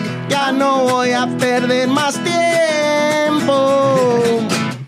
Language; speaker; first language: Spanish; early bilingual, heritage; Spanish